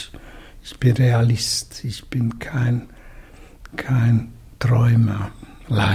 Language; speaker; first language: German; non-native, fluent; Russian